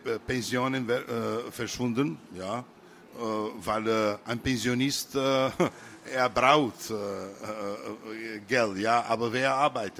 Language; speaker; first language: German; non-native, learner; Serbian